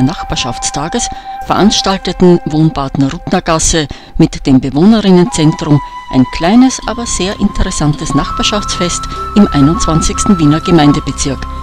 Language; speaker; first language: German; native; German